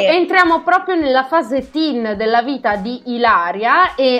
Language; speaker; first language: Italian; native; Italian